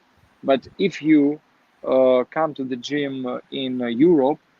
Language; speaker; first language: English; non-native, learner; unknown